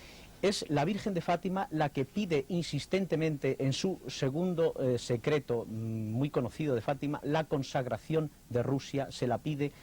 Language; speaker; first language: Spanish; native; Spanish